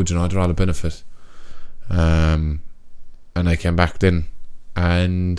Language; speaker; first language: English; native; English